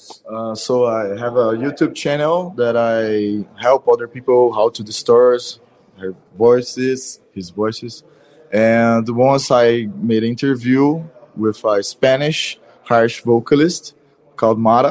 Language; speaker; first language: English; non-native, learner; Portuguese